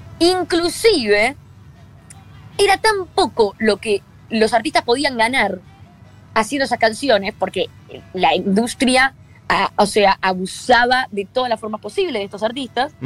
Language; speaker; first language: Spanish; native; Spanish